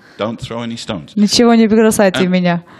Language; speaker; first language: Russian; non-native, learner; English